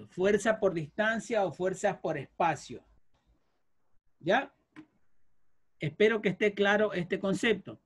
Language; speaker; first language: Spanish; native; Spanish